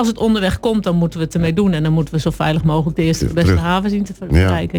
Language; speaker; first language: Dutch; native; Dutch